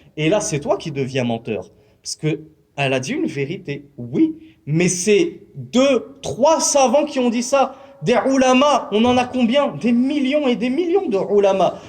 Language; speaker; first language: French; native; French